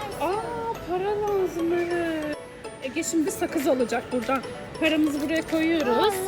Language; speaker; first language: Turkish; native; Turkish